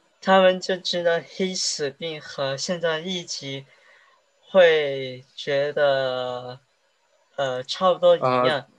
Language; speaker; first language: Chinese; early bilingual, heritage; Chinese